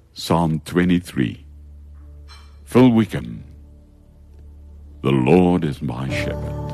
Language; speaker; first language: English; non-native, local second language; Afrikaans